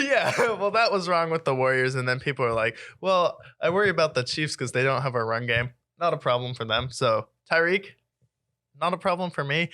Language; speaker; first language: English; native; English